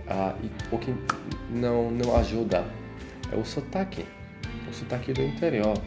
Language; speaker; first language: Portuguese; non-native, fluent; Polish